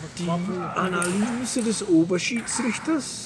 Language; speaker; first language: German; native; German